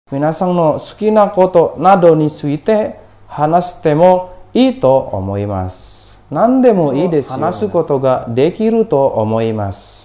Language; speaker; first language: Japanese; non-native, fluent; Indonesian